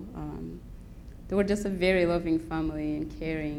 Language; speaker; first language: English; non-native, local second language; Kinyarwanda